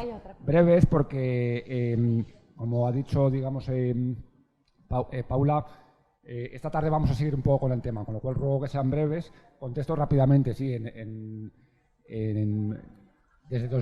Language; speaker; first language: Spanish; native; Spanish